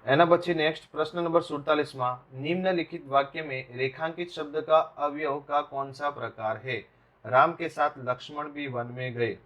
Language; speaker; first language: Hindi; non-native, local second language; Gujarati